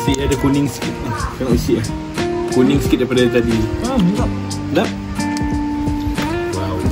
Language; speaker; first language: Malay; native; Malay